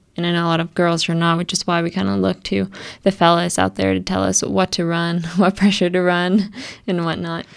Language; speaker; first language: English; early bilingual, other home language; Spanish